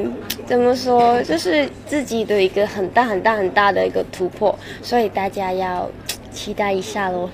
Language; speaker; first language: Chinese; non-native, local second language; Cantonese